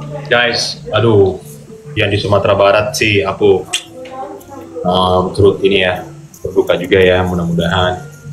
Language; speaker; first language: Indonesian; native; Indonesian